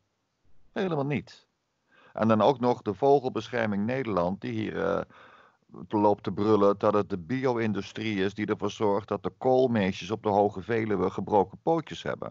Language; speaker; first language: Dutch; native; Dutch